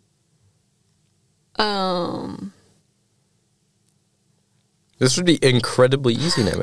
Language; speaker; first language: English; non-native, fluent; Norwegian